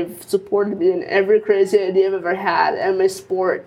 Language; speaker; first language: English; early bilingual, other home language; Spanish